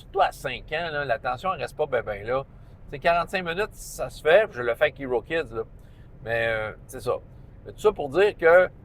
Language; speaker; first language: French; native; French